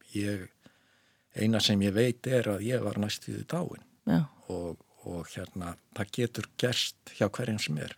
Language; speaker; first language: Icelandic; native; Icelandic